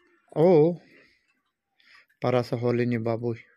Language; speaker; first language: Filipino; non-native, learner; Punjabi